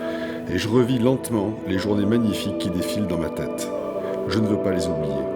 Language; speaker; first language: French; native; French